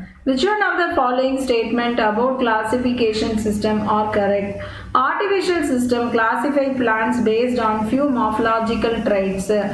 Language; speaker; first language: English; non-native, local second language; Tamil